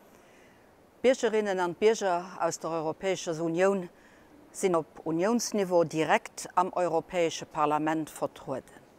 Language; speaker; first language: German; non-native, local second language; Luxembourgish